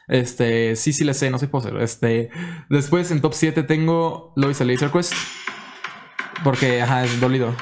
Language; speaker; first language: Spanish; native; Spanish